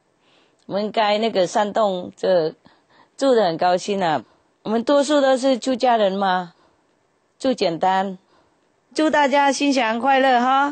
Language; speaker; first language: Chinese; non-native, fluent; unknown